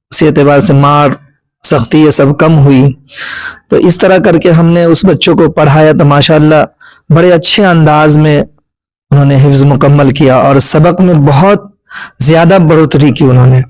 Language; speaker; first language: Urdu; native; Urdu